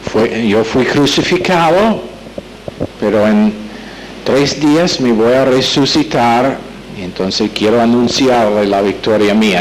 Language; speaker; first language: Spanish; non-native, fluent; English